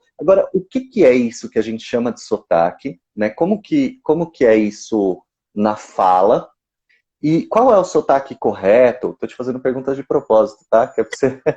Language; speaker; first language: Portuguese; native; Portuguese